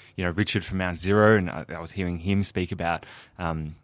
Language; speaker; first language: English; native; English